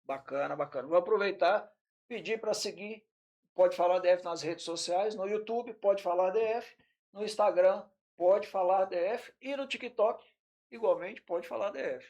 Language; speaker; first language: Portuguese; native; Portuguese